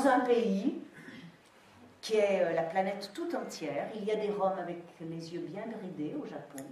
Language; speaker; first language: French; native; French